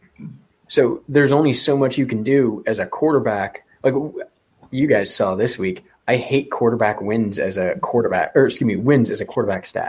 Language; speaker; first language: English; native; English